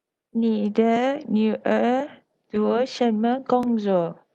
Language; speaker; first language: Chinese; non-native, learner; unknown